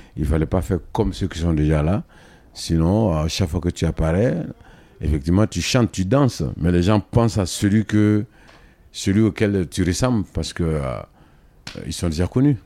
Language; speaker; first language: French; non-native, local second language; Dyula